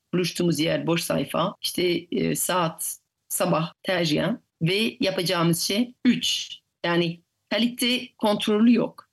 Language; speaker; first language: Turkish; non-native, fluent; French